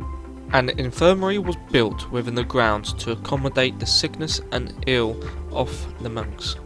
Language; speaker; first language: English; non-native, fluent; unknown